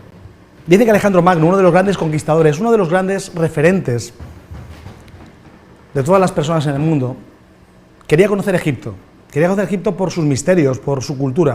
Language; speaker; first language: Spanish; native; Spanish